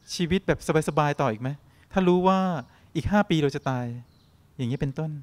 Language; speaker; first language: Thai; native; Thai